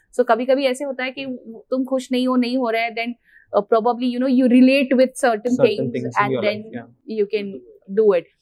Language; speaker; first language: Hindi; non-native, local second language; Marathi